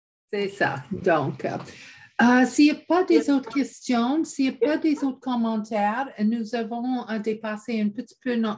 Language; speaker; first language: French; non-native, fluent; English